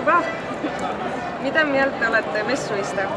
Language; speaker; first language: Finnish; non-native, learner; Estonian